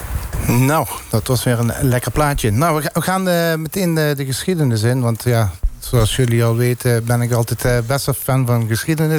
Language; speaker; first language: Dutch; native; Dutch